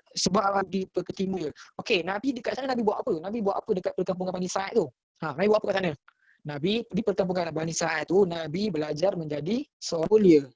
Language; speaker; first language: Malay; native; Malay